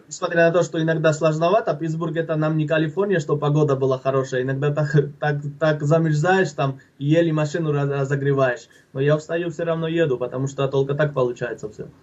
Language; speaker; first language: Russian; non-native, fluent; Georgian